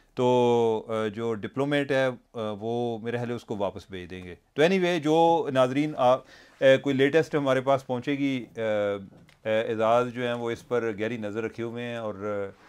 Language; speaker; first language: Urdu; non-native, local second language; Punjabi